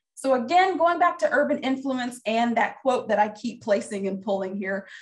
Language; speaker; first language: English; native; English